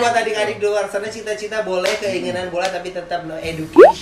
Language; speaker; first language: Indonesian; native; Indonesian